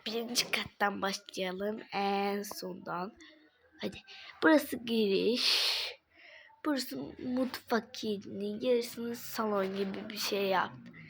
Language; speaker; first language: Turkish; non-native, learner; Azerbaijani